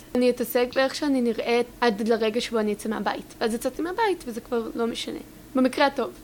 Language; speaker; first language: Hebrew; native; Hebrew